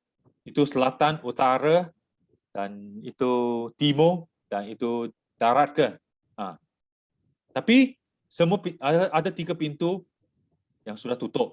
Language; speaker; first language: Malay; non-native, local second language; Chinese